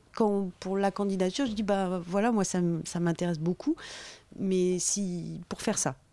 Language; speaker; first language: French; native; French